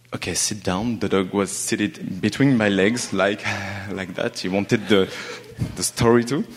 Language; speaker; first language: English; non-native, learner; French